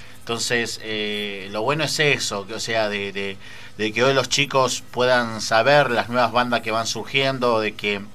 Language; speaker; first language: Spanish; native; Spanish